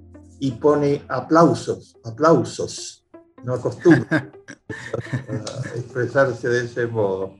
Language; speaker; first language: Spanish; native; Spanish